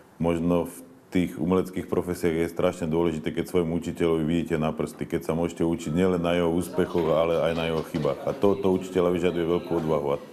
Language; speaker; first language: Slovak; native; Slovak